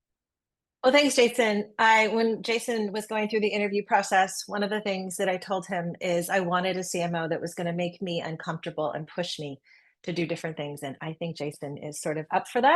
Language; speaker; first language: English; native; English